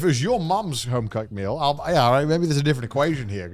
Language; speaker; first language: English; native; English